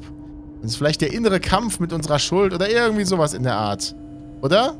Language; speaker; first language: German; native; German